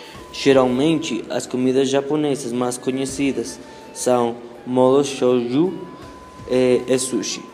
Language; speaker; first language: Portuguese; non-native, learner; Spanish